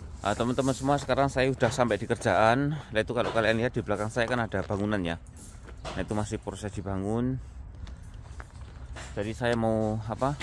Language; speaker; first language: Indonesian; non-native, local second language; Javanese